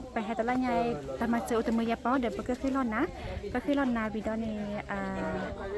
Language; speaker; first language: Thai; non-native, local second language; Karen languages